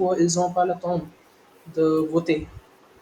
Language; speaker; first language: French; non-native, learner; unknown